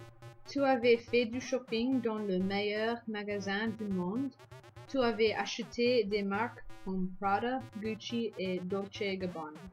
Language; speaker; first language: French; non-native, learner; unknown